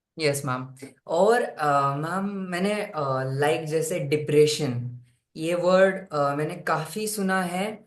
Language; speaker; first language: Hindi; non-native, local second language; Marathi